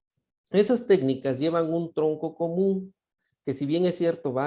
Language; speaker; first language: Spanish; native; Spanish